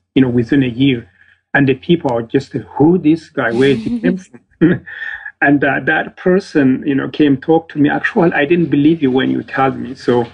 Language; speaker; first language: English; non-native, fluent; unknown